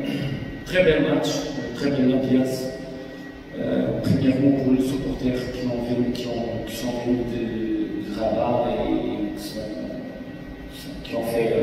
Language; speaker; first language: French; non-native, fluent; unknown